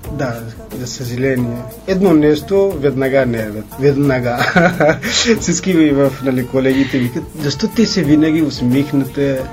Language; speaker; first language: Bulgarian; non-native, learner; Hindi